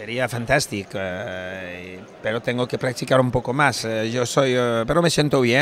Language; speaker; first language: Spanish; non-native, fluent; French